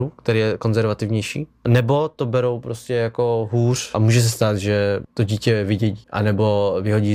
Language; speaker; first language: Czech; early bilingual, other home language; Vietnamese